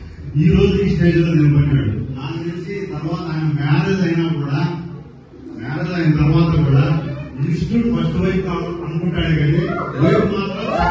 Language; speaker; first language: Telugu; native; Telugu